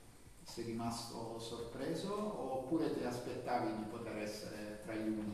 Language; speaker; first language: Italian; native; Italian